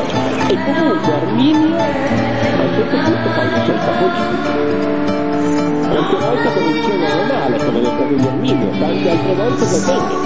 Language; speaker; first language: Italian; native; Italian